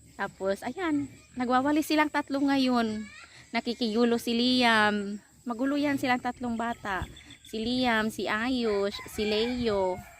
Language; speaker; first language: Filipino; non-native, local second language; Cebuano